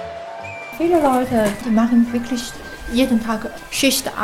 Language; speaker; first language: German; non-native, fluent; Chinese